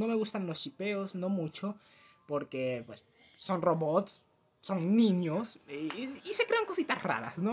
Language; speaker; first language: Spanish; native; Spanish